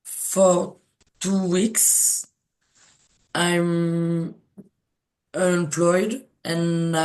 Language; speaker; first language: English; non-native, learner; French